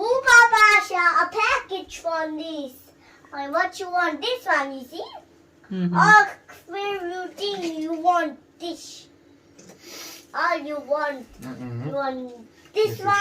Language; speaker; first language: English; non-native, learner; Thai